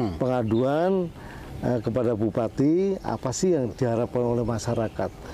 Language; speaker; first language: Indonesian; native; Indonesian